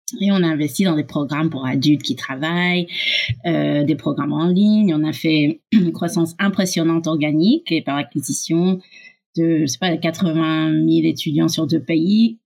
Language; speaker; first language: French; early bilingual, heritage; English